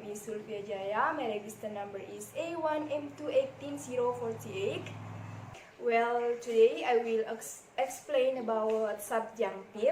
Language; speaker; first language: English; non-native, learner; Indonesian